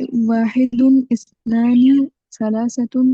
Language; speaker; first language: Arabic; non-native, learner; Urdu